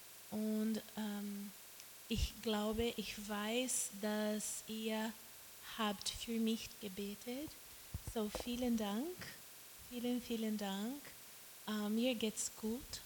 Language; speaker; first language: German; non-native, learner; Portuguese